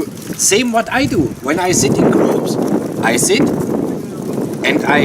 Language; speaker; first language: English; non-native, learner; German